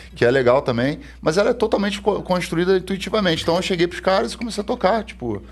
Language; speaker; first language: Portuguese; native; Portuguese